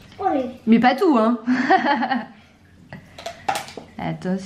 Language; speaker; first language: French; native; French